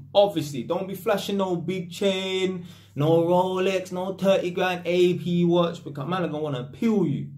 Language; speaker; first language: English; native; English